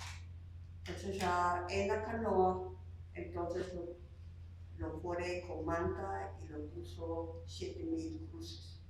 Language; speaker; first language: Spanish; non-native, fluent; Slovak